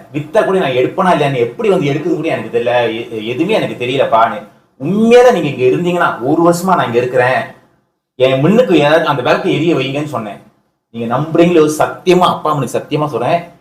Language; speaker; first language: Tamil; early bilingual, heritage; Tamil